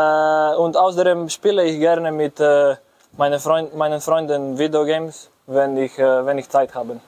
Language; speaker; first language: German; non-native, learner; Slovenian